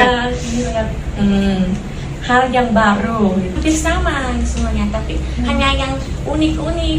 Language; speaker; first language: Indonesian; non-native, learner; Thai